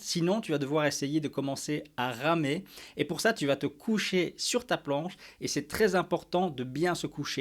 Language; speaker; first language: French; native; French